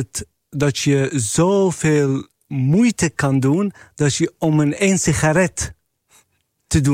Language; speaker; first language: Dutch; non-native, fluent; Arabic